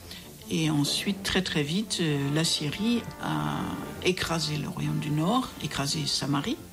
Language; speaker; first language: French; native; French